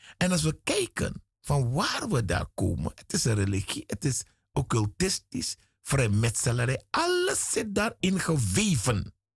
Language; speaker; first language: Dutch; native; Dutch